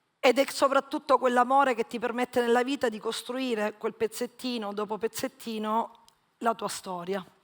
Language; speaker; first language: Italian; native; Italian